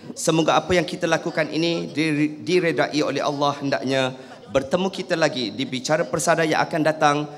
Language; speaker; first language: Malay; native; Malay